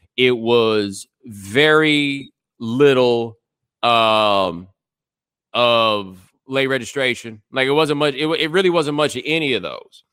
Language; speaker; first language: English; native; English